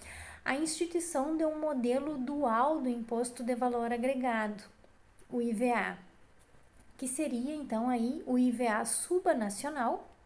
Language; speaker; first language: Portuguese; native; Portuguese